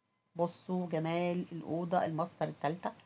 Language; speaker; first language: Arabic; native; Arabic